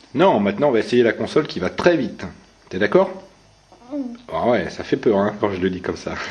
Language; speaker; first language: French; native; French